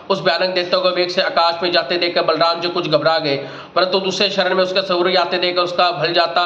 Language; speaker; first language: Hindi; native; Hindi